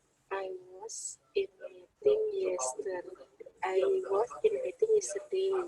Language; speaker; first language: English; non-native, learner; Indonesian